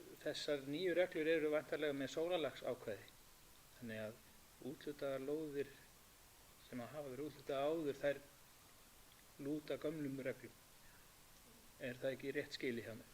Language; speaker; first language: Icelandic; native; Icelandic